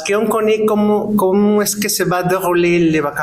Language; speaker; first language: French; non-native, fluent; Spanish